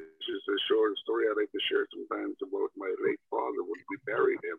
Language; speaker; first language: English; non-native, fluent; Cree